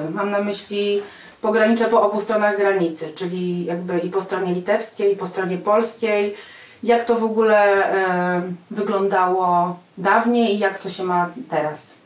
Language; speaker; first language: Polish; native; Polish